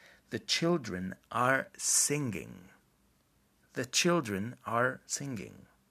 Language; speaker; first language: English; non-native, fluent; Spanish